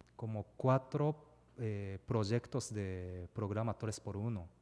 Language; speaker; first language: Spanish; non-native, fluent; Japanese